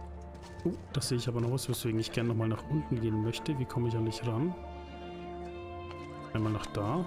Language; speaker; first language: German; native; German